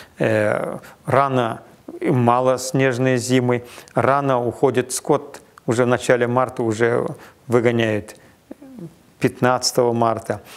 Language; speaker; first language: Russian; non-native, local second language; Kazakh